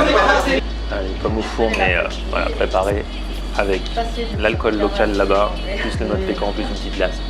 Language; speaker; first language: French; native; French